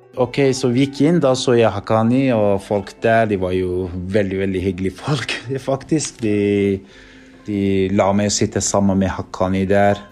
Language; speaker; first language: Norwegian; non-native, fluent; Persian